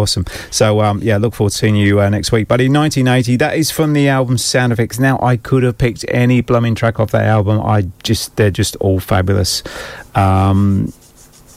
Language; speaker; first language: English; native; English